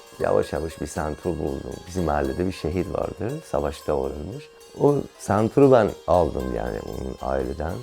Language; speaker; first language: Turkish; non-native, learner; Persian